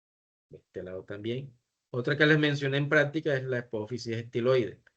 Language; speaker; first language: Spanish; native; Spanish